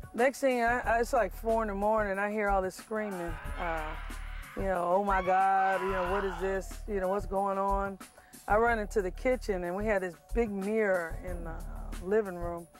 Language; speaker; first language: English; native; English